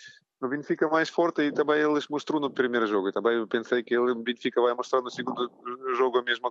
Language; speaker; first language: Portuguese; non-native, learner; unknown